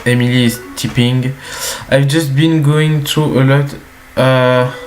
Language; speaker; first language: English; non-native, learner; French